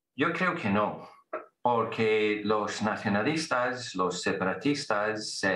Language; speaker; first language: Spanish; non-native, fluent; English